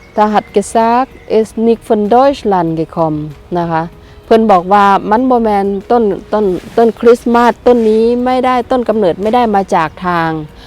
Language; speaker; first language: Thai; native; Thai